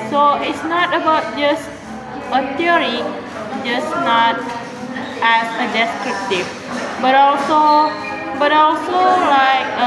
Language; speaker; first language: English; non-native, learner; Indonesian